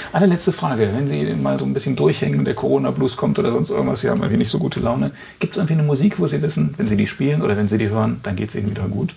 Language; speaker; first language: German; native; German